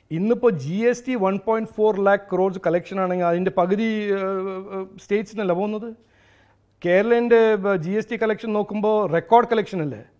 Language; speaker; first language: Malayalam; early bilingual, heritage; Malayalam